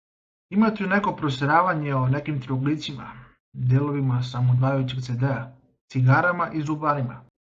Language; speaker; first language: Bosnian; native; Bosnian